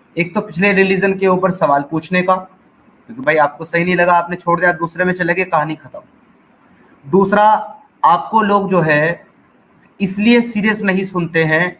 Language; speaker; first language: Hindi; native; Hindi